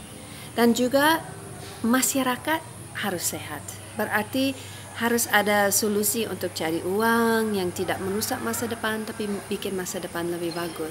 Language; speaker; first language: Indonesian; non-native, fluent; English